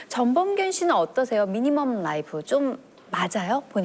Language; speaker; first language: Korean; native; Korean